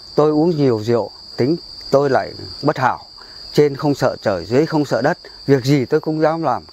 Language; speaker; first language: Vietnamese; non-native, local second language; Tày